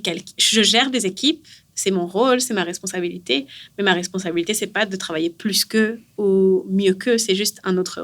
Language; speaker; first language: French; native; French